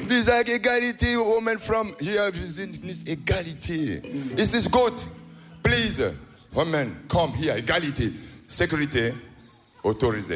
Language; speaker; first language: English; non-native, learner; German